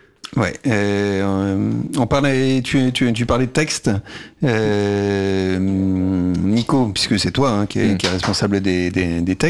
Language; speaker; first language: French; native; French